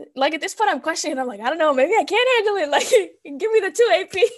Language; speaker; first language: English; early bilingual, other home language; Spanish